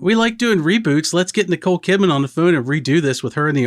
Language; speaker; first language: English; native; English